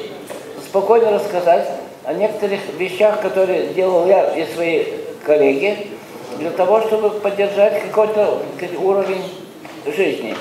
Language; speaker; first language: Russian; non-native, local second language; Romanian